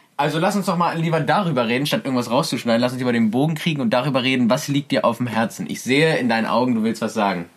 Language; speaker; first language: German; early bilingual, other home language; Persian